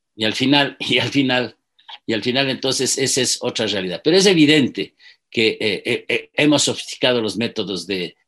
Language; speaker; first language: Spanish; native; Spanish